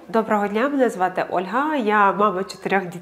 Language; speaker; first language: Ukrainian; native; Ukrainian